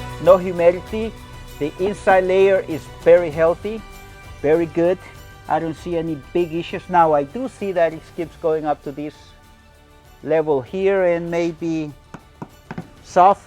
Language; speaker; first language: English; non-native, fluent; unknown